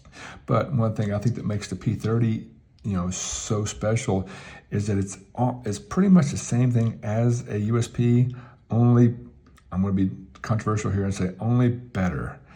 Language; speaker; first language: English; native; English